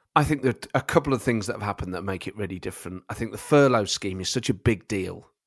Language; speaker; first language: English; native; English